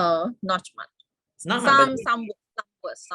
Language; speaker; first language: English; non-native, learner; Thai